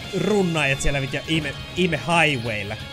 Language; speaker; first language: Finnish; native; Finnish